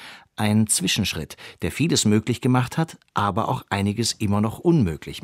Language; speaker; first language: German; native; German